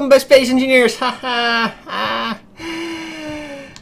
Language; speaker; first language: Dutch; native; Dutch